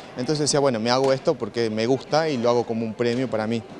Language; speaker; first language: Spanish; native; Spanish